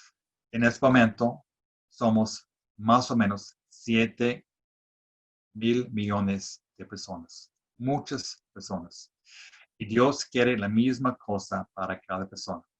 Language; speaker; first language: Spanish; non-native, fluent; English